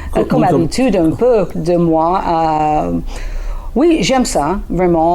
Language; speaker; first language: French; non-native, learner; English